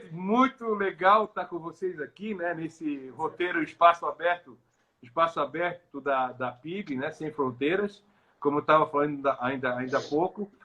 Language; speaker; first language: Portuguese; native; Portuguese